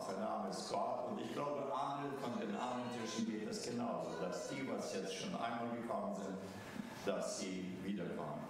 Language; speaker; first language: German; early bilingual, heritage; German